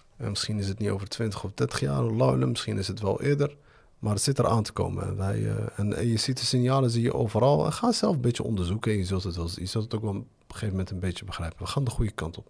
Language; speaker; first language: Dutch; early bilingual, other home language; Arabic